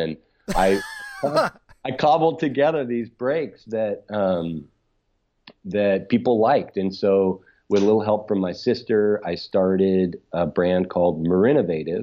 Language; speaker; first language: English; native; English